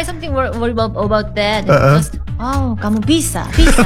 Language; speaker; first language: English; non-native, learner; Korean